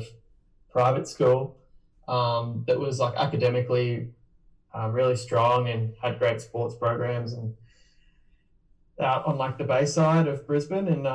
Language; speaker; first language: English; native; English